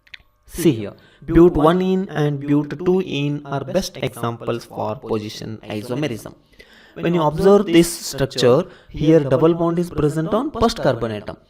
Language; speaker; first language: English; non-native, local second language; Kannada